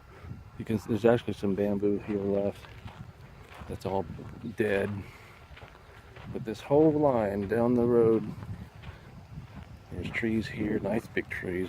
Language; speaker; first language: English; native; English